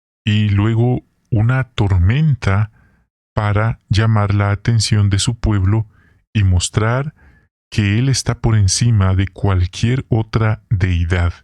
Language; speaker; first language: Spanish; native; Spanish